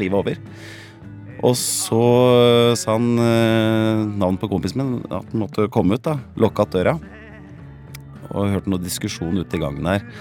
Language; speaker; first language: Norwegian; native; Norwegian